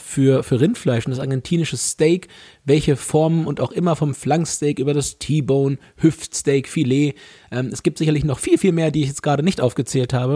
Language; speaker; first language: German; native; German